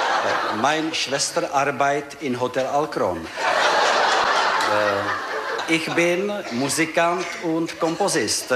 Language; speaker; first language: German; non-native, learner; Czech